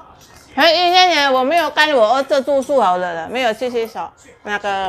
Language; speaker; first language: Chinese; non-native, learner; Indonesian